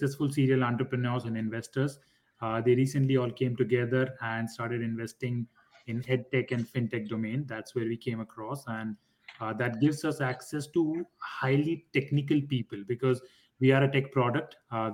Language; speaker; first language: English; non-native, local second language; Hindi